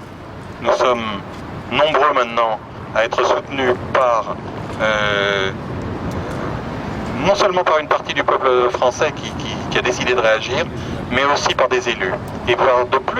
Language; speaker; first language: French; native; French